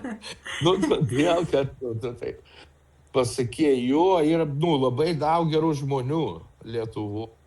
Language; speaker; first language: Lithuanian; non-native, local second language; Russian